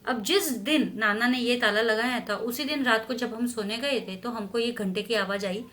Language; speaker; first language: Hindi; non-native, local second language; Marathi